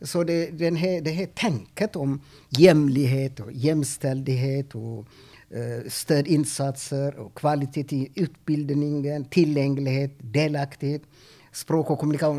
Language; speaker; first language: Swedish; non-native, fluent; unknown